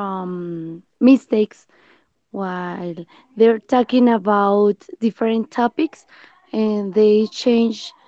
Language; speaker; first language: English; non-native, learner; Spanish